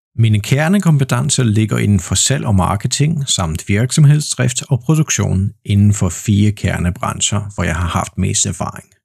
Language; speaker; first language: Danish; non-native, fluent; Polish